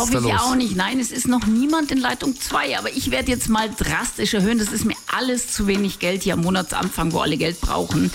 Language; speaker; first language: German; native; German